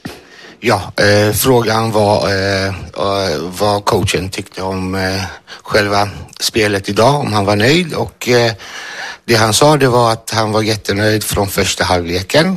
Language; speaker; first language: Swedish; early bilingual, other home language; Greek